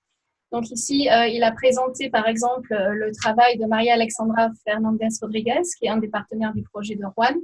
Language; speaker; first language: French; native; French